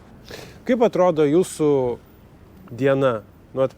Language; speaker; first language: Lithuanian; native; Lithuanian